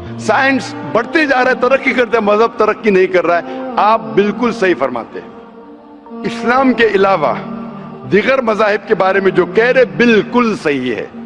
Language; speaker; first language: Hindi; non-native, local second language; Konkani